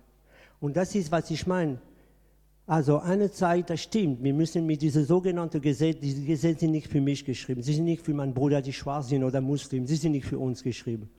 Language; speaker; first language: German; non-native, fluent; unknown